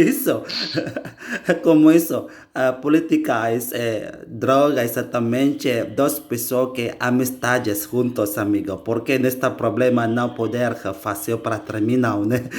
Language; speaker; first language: Portuguese; non-native, learner; Indonesian